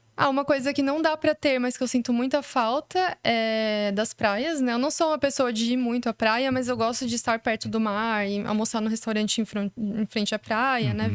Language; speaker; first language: Portuguese; native; Portuguese